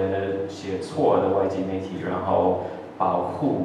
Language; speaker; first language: Chinese; early bilingual, heritage; English